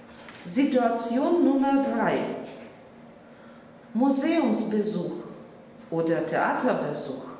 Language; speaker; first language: German; non-native, fluent; Russian